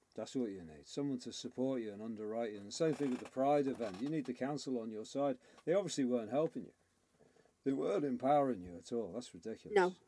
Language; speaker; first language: English; native; English